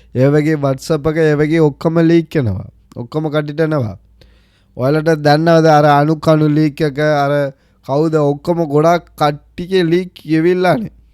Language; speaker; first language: Sinhala; early bilingual, heritage; Sinhala